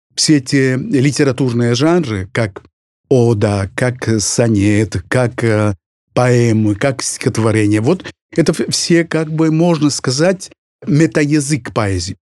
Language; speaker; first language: Russian; non-native, fluent; Spanish